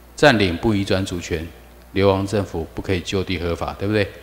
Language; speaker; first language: Chinese; native; Chinese